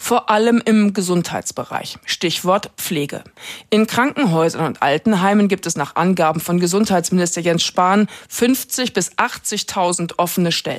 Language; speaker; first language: German; native; German